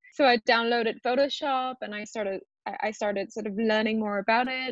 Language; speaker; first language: English; early bilingual, other home language; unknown